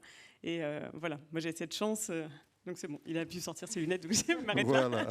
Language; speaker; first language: French; native; French